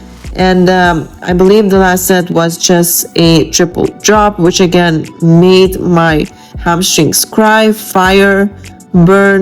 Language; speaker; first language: English; non-native, fluent; Lithuanian